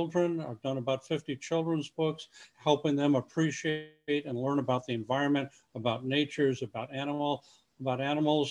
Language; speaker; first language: English; native; English